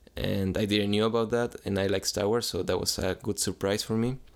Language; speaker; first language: English; non-native, fluent; Spanish